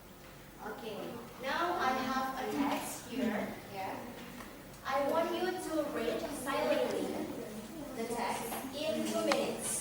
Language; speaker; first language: English; non-native, fluent; Indonesian